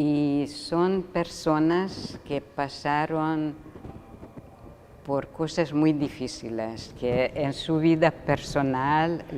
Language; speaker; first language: Spanish; non-native, fluent; Hungarian